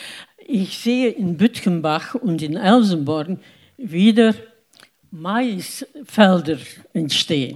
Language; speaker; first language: German; non-native, learner; Dutch